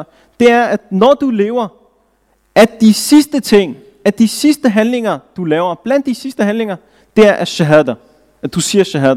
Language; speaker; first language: Danish; early bilingual, other home language; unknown